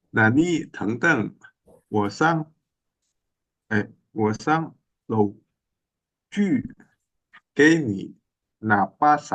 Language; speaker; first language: Chinese; non-native, learner; Indonesian